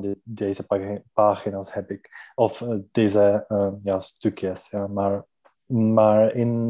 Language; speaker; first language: Dutch; non-native, learner; Czech